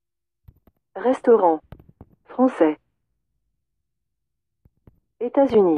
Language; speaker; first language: French; non-native, learner; English